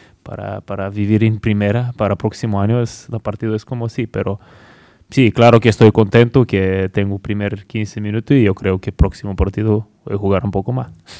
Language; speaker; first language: Spanish; non-native, learner; Bulgarian